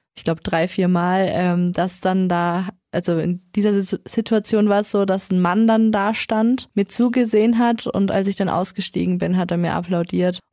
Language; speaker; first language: German; native; German